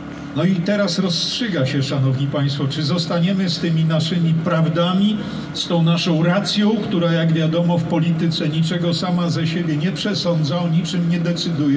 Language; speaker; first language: Polish; native; Polish